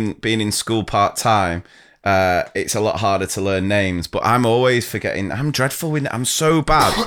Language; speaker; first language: English; native; English